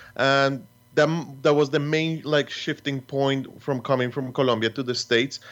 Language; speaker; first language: English; non-native, fluent; Spanish